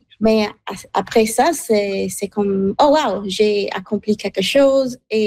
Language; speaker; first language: French; non-native, local second language; English